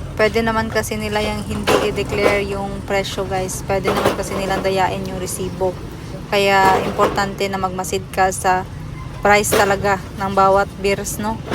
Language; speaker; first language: Filipino; non-native, local second language; Cebuano